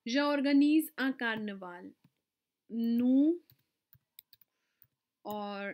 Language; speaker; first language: French; non-native, fluent; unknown